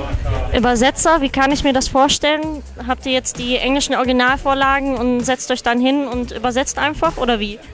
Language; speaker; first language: German; native; German